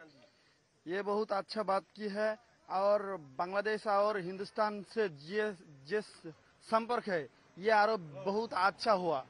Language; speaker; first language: Hindi; non-native, learner; Bangla